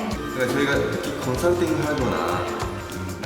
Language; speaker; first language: Korean; non-native, fluent; Japanese